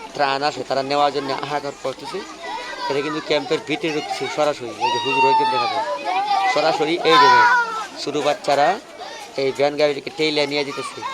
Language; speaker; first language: Bangla; non-native, local second language; Sylheti